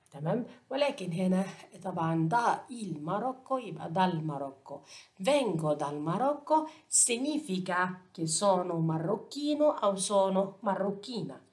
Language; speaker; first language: Italian; non-native, fluent; Arabic